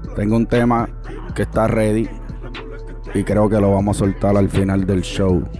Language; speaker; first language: Spanish; native; Spanish